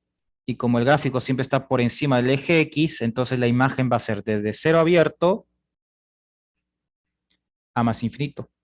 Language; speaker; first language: Spanish; native; Spanish